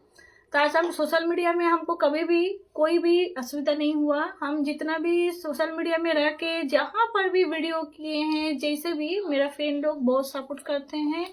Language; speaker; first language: Hindi; non-native, local second language; Bangla